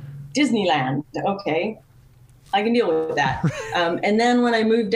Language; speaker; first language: English; native; English